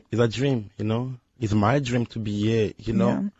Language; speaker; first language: English; non-native, learner; Lingala